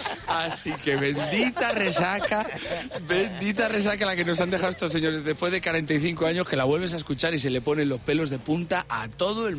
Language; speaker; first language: Spanish; native; Spanish